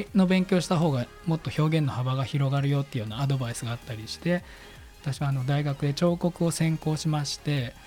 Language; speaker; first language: Japanese; native; Japanese